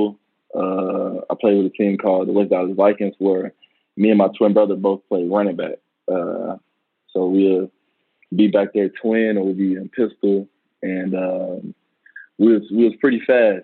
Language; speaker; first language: English; native; English